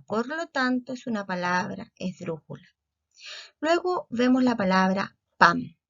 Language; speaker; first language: Spanish; native; Spanish